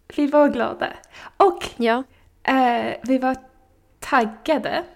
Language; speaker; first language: Swedish; non-native, learner; English